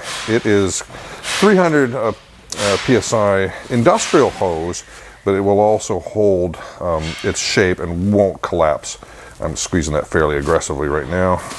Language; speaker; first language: English; native; English